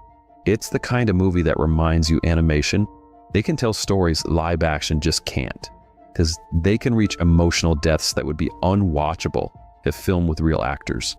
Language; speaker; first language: English; native; English